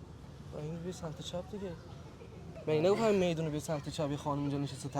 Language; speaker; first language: Persian; native; Persian